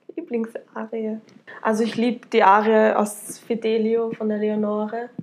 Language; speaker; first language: German; native; German